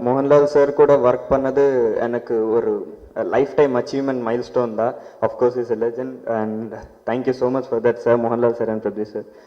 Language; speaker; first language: Tamil; non-native, learner; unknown